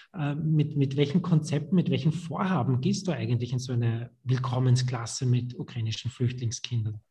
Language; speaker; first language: German; native; German